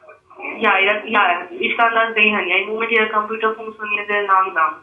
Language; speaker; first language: German; non-native, learner; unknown